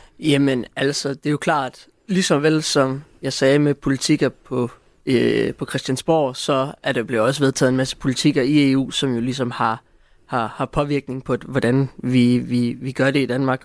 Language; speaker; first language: Danish; native; Danish